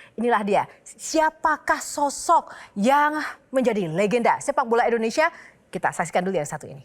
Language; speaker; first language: Indonesian; native; Indonesian